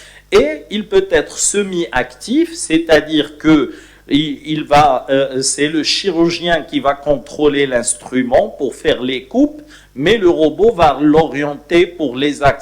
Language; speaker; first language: French; non-native, local second language; Arabic